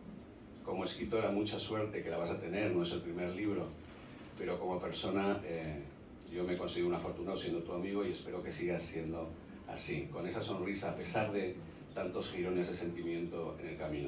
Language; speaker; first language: Spanish; native; Spanish